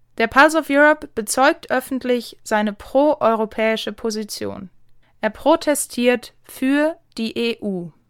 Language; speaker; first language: German; native; German